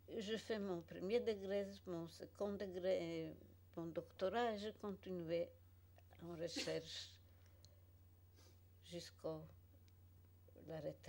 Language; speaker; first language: French; non-native, fluent; Polish